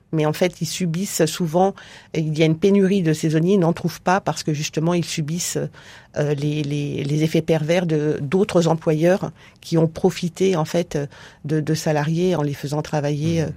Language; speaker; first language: French; native; French